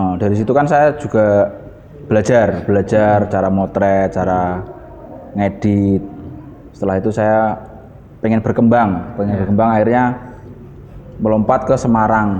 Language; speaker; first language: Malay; non-native, local second language; Javanese